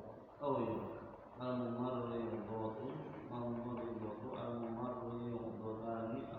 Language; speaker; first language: Arabic; non-native, learner; Indonesian